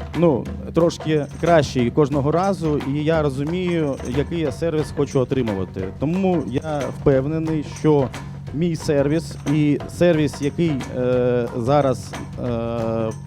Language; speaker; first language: Ukrainian; non-native, local second language; Russian